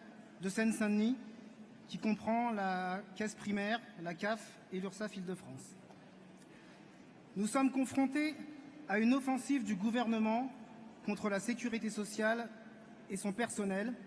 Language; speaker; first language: French; native; French